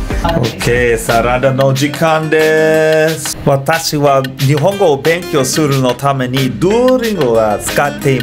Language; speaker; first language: Japanese; non-native, learner; English